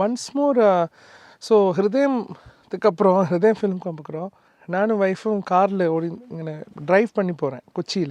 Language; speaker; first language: Tamil; non-native, learner; Malayalam